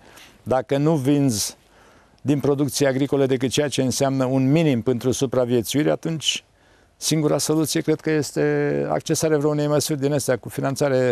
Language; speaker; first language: Romanian; native; Romanian